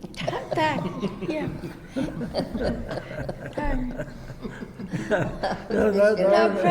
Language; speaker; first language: Polish; early bilingual, heritage; Polish